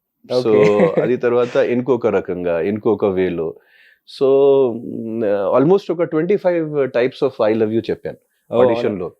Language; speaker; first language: Telugu; non-native, local second language; Hindi